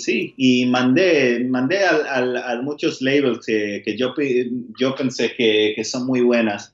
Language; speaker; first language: Spanish; non-native, learner; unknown